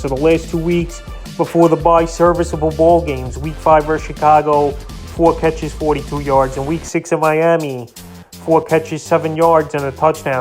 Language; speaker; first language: English; native; English